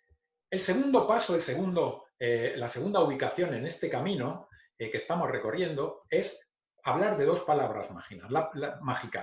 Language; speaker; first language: Spanish; native; Spanish